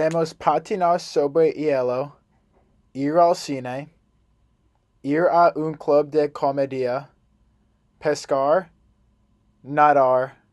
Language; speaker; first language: Spanish; non-native, learner; English